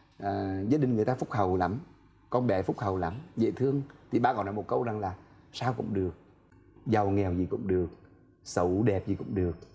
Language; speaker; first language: Vietnamese; native; Vietnamese